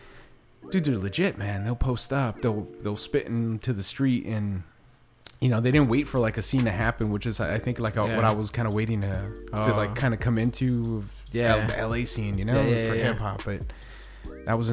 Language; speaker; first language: English; early bilingual, other home language; Spanish